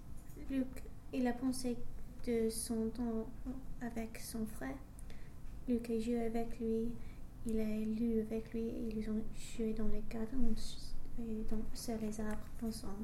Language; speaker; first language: French; non-native, learner; English